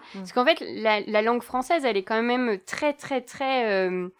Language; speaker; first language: French; native; French